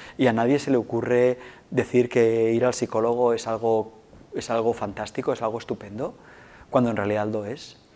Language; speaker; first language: Spanish; non-native, local second language; Catalan